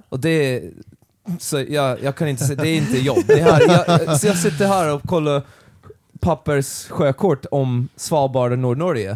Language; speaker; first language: Swedish; non-native, learner; English